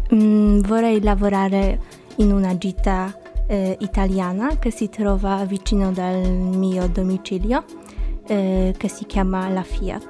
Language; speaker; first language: Italian; non-native, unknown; Polish